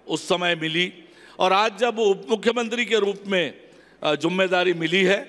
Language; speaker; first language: Hindi; native; Hindi